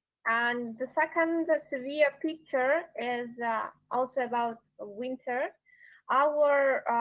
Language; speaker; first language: English; non-native, learner; Yakut